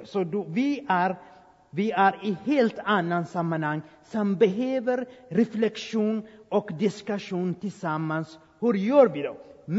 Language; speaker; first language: Swedish; non-native, fluent; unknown